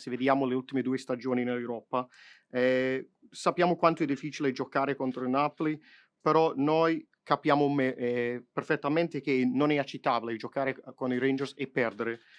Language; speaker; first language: Italian; non-native, fluent; English